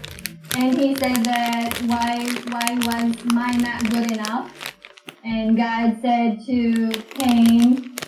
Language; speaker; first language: English; non-native, local second language; Filipino